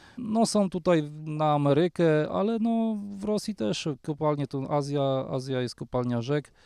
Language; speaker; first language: Polish; native; Polish